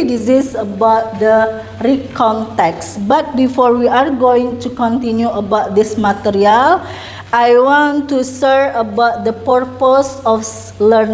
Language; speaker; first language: English; non-native, learner; Indonesian